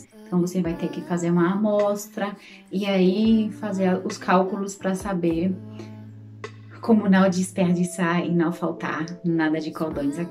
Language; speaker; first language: Portuguese; non-native, fluent; German